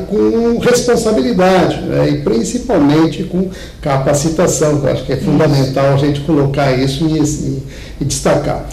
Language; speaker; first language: Portuguese; native; Portuguese